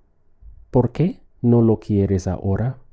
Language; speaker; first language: Spanish; non-native, fluent; English